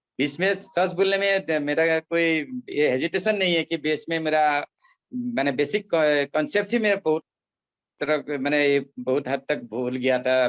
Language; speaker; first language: Hindi; non-native, local second language; Assamese